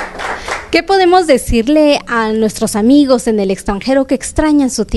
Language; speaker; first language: Spanish; native; Spanish